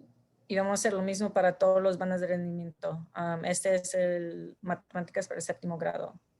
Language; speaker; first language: Spanish; early bilingual, heritage; Spanish